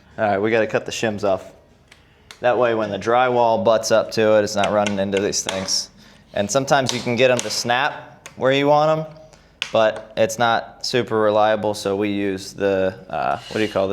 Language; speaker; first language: English; native; English